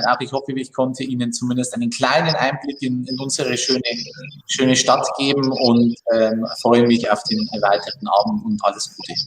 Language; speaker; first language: German; native; German